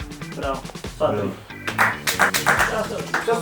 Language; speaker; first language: Croatian; native; Croatian